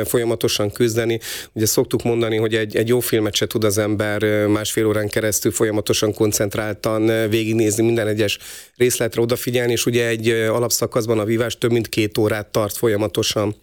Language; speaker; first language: Hungarian; native; Hungarian